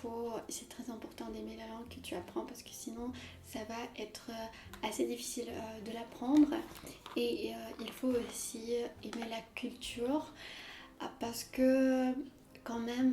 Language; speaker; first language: French; non-native, fluent; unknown